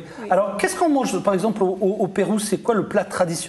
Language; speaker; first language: French; native; French